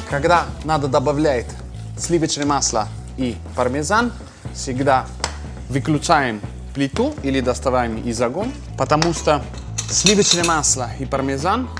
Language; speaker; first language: Russian; non-native, fluent; Italian